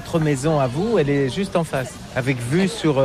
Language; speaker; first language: French; native; French